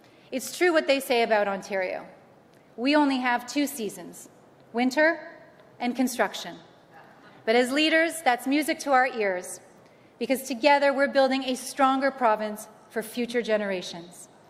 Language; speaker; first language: English; native; English